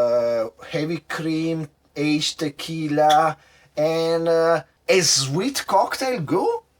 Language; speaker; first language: English; non-native, fluent; Italian